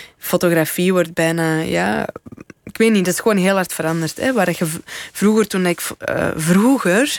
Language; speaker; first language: Dutch; native; Dutch